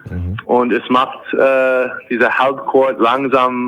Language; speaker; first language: German; non-native, fluent; English